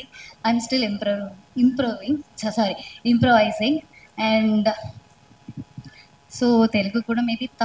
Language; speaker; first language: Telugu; non-native, learner; Malayalam